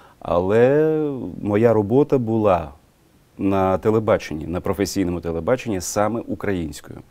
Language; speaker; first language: Ukrainian; non-native, local second language; Russian